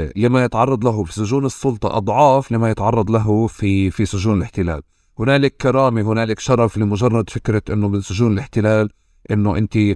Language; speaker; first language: Arabic; native; Arabic